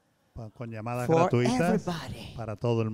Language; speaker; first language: Spanish; native; Spanish